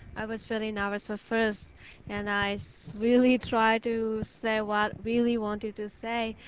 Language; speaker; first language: English; non-native, fluent; Japanese